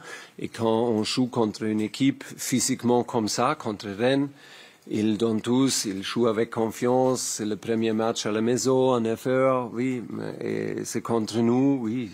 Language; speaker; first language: French; non-native, learner; German